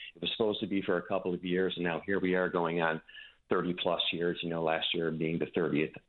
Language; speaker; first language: English; native; English